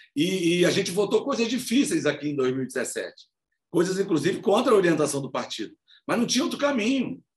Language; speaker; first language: Portuguese; native; Portuguese